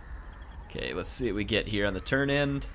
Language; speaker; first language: English; native; English